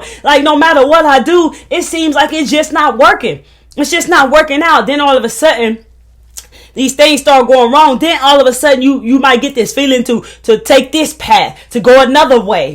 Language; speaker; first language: English; native; English